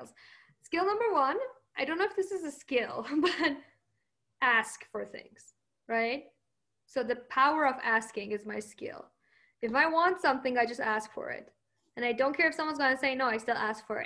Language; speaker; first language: English; early bilingual, other home language; Persian